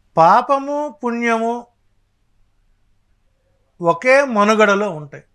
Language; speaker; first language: Telugu; native; Telugu